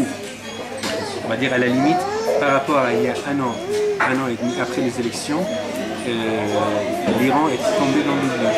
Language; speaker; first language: French; non-native, fluent; Persian